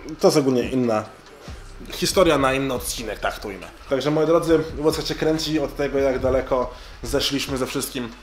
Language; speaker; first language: Polish; early bilingual, other home language; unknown